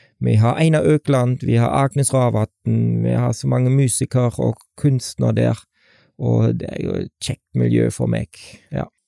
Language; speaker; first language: Norwegian; non-native, fluent; German